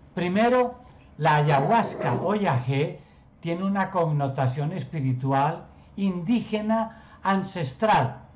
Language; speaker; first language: Spanish; native; Spanish